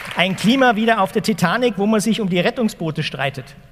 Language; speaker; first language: German; native; German